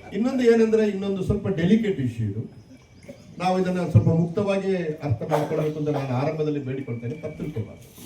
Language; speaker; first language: Kannada; non-native, local second language; Tulu